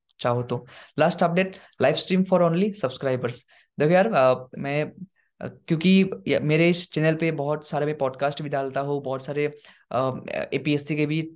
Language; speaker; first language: Hindi; non-native, local second language; Assamese